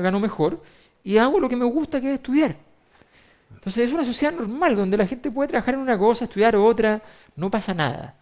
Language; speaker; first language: Spanish; native; Spanish